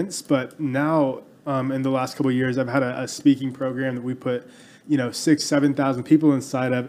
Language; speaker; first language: English; native; English